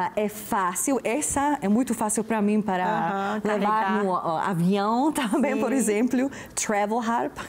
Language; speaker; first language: Portuguese; non-native, fluent; Slovak